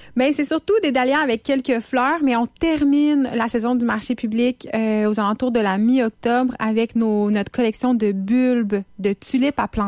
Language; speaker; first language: French; native; French